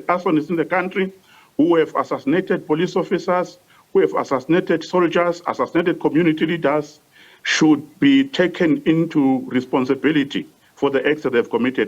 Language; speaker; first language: English; non-native, local second language; Swati